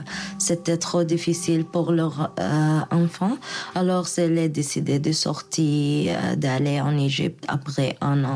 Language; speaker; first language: French; non-native, learner; Arabic